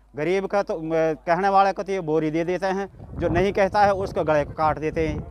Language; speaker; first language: Hindi; native; Hindi